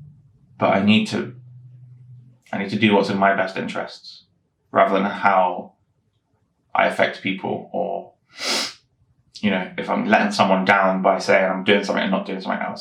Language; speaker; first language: English; native; English